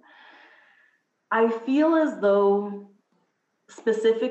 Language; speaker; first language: English; native; English